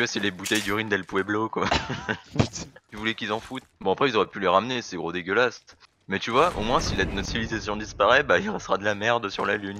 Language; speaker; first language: French; native; French